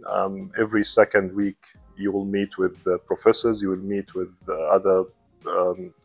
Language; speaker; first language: English; non-native, fluent; Arabic